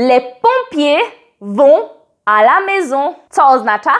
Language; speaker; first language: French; non-native, fluent; Polish